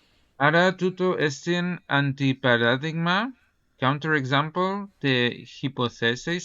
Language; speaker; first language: Greek; non-native, fluent; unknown